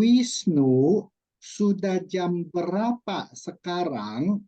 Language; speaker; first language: Indonesian; non-native, fluent; Chinese